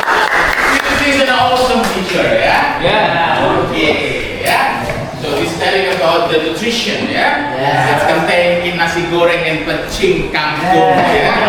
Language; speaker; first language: English; non-native, fluent; Indonesian